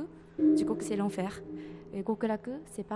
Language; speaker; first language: French; non-native, fluent; Japanese